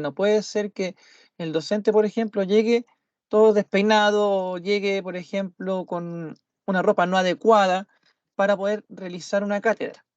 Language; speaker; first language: Spanish; native; Spanish